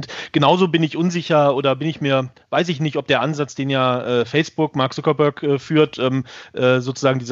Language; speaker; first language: German; native; German